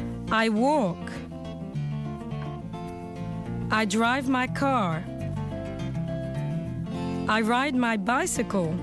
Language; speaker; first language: English; non-native, fluent; French